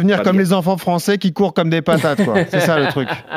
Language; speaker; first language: French; native; French